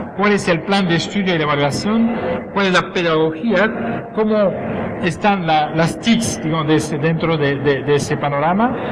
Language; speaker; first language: Spanish; non-native, fluent; French